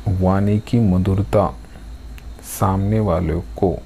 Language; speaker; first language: Hindi; non-native, local second language; Marathi